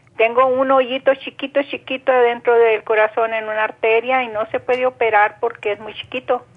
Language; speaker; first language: Spanish; native; Spanish